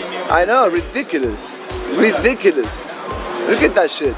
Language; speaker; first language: English; non-native, fluent; Spanish